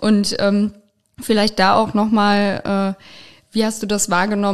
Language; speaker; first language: German; native; German